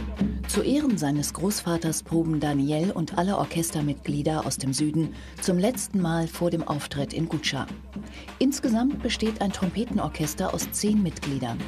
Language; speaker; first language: German; native; German